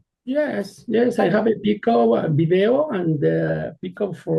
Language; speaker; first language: English; non-native, learner; Spanish